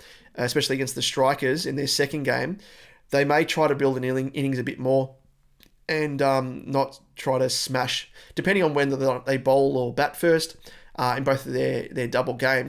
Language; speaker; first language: English; native; English